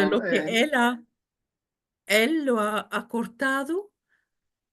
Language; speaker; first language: Spanish; non-native, fluent; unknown